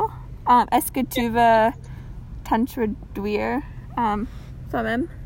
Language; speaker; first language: French; non-native, learner; English